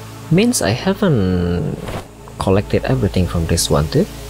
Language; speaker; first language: English; non-native, fluent; Indonesian